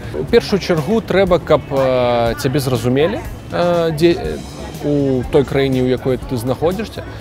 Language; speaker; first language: Belarusian; non-native, local second language; Russian